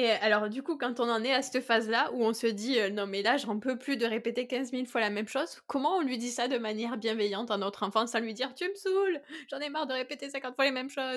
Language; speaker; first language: French; native; French